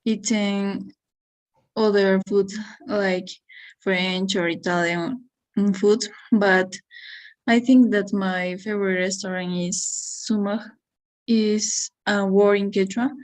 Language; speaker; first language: English; non-native, learner; Spanish